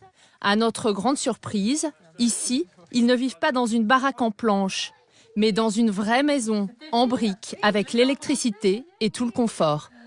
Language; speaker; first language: French; native; French